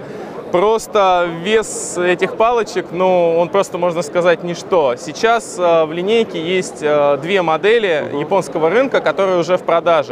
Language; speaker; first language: Russian; native; Russian